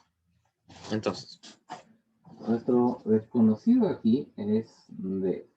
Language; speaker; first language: Spanish; native; Spanish